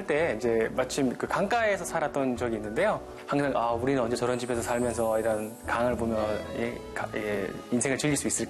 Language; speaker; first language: Korean; native; Korean